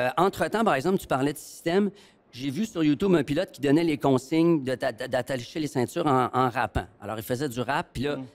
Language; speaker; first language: French; native; French